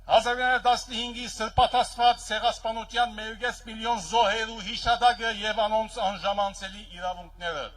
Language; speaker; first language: Armenian; early bilingual, heritage; Armenian